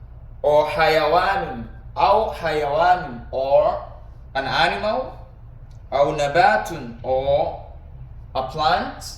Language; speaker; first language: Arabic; non-native, fluent; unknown